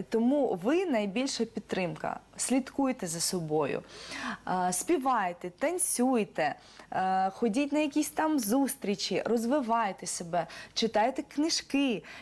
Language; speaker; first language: Ukrainian; non-native, local second language; Russian